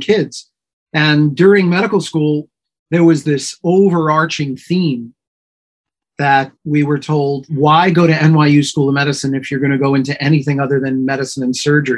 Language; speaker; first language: English; native; English